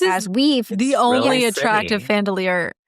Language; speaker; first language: English; native; English